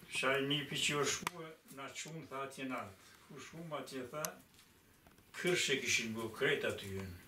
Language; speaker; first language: Albanian; early bilingual, heritage; Albanian